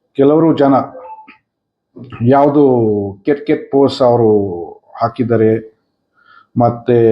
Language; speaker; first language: Kannada; non-native, fluent; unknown